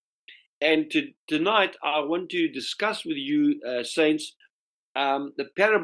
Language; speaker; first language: English; native; English